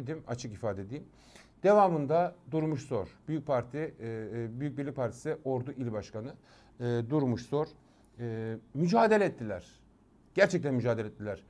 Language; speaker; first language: Turkish; native; Turkish